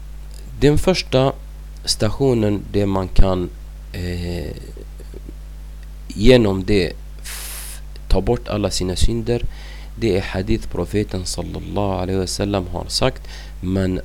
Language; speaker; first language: Swedish; non-native, fluent; Arabic